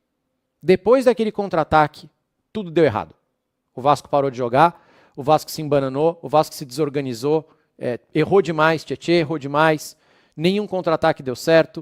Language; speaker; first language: Portuguese; native; Portuguese